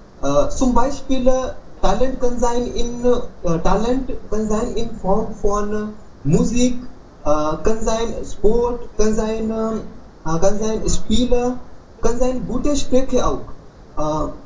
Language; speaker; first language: German; non-native, learner; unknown